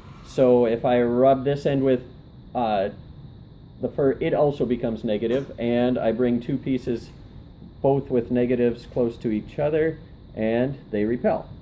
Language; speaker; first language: English; native; English